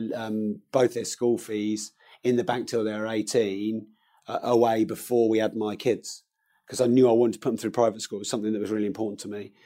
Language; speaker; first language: English; native; English